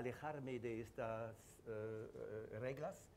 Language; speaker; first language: Spanish; non-native, learner; French